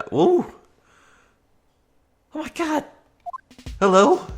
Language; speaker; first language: English; native; English